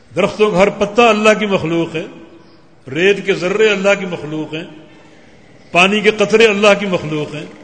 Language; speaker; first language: Urdu; native; Urdu